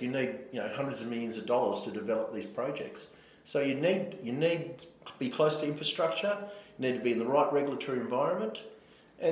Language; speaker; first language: English; native; English